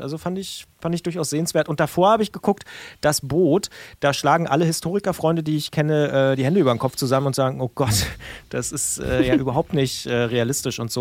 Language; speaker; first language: German; native; German